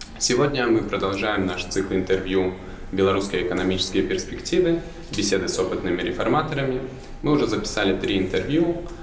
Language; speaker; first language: Russian; native; Russian